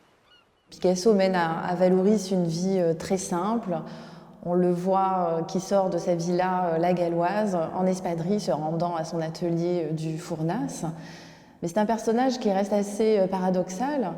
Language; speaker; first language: French; native; French